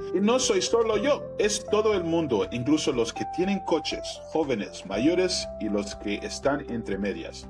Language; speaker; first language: Spanish; non-native, fluent; English